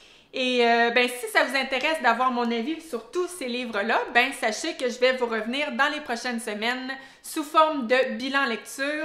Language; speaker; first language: French; native; French